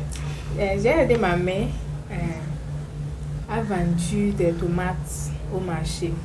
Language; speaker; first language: French; non-native, learner; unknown